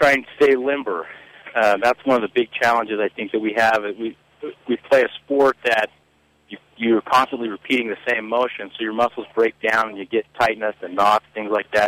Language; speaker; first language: English; native; English